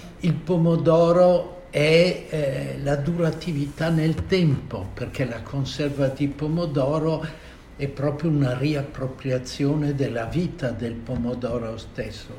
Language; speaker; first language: Italian; native; Italian